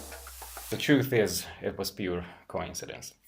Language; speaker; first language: English; non-native, fluent; Hungarian